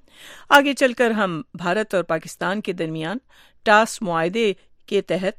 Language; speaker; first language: Urdu; native; Urdu